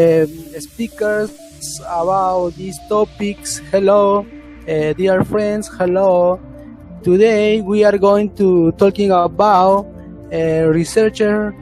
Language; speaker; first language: English; non-native, learner; Spanish